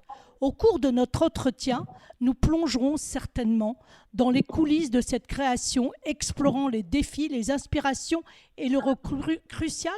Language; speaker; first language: French; native; French